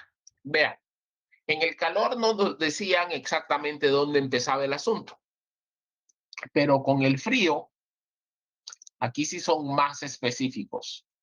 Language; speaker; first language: Spanish; native; Spanish